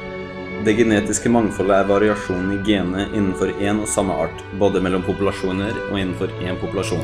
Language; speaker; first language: Norwegian; native; Norwegian